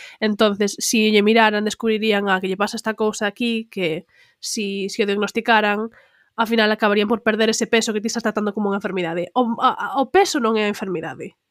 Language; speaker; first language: Galician; non-native, local second language; Spanish